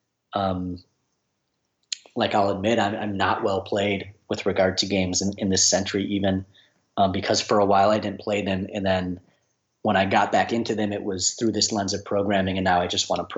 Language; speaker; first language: English; native; English